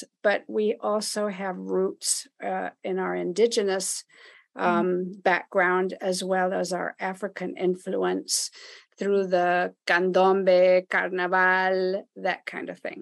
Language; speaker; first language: English; non-native, fluent; Spanish